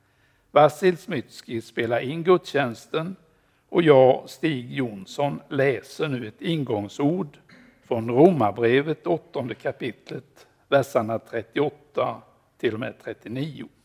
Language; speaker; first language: Swedish; native; Swedish